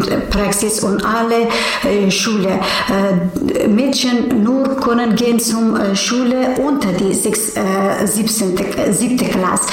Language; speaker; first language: German; non-native, learner; Persian